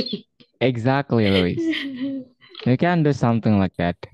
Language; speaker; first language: English; non-native, fluent; Indonesian